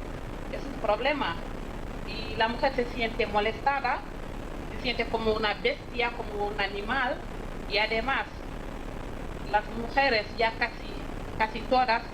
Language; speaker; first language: Spanish; non-native, fluent; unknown